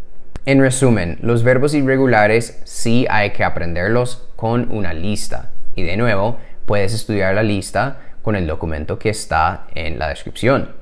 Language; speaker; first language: Spanish; non-native, fluent; English